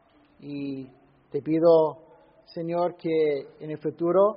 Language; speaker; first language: Spanish; non-native, fluent; English